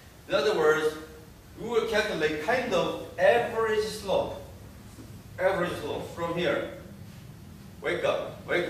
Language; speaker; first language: English; non-native, fluent; Korean